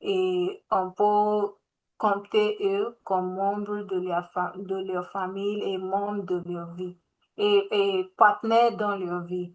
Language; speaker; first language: French; non-native, learner; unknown